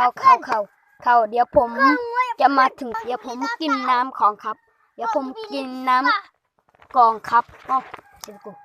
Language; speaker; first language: Thai; native; Thai